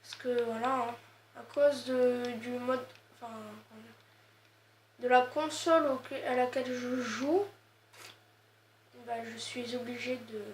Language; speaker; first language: French; native; French